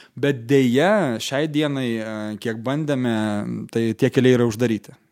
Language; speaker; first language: Lithuanian; native; Lithuanian